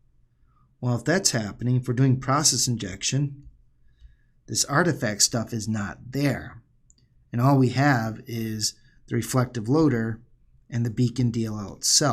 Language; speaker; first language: English; native; English